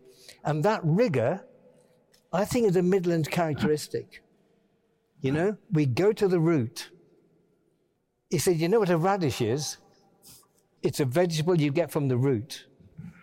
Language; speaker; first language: English; native; English